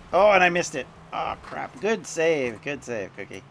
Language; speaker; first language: English; native; English